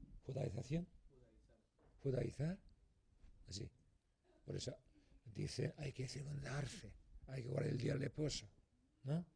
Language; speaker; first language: Spanish; non-native, learner; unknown